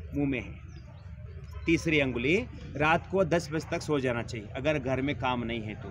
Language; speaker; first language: Hindi; non-native, local second language; Kannada